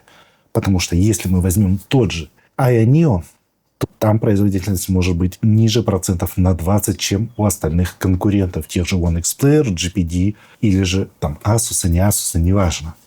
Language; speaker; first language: Russian; native; Russian